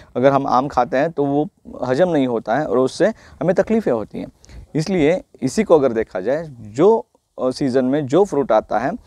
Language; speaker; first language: Hindi; non-native, local second language; Marathi